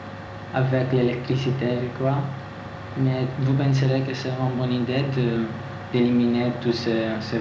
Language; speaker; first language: French; non-native, learner; Italian